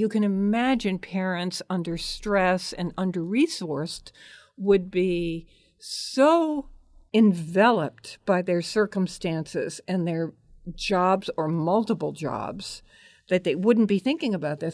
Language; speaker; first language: English; native; English